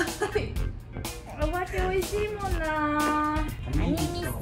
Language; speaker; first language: Japanese; native; Japanese